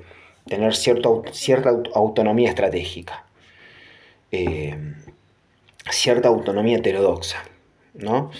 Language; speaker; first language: Spanish; native; Spanish